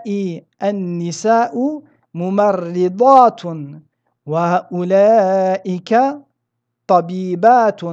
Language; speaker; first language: Arabic; non-native, fluent; French